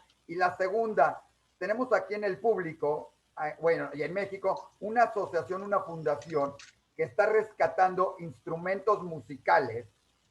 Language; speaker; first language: Spanish; native; Spanish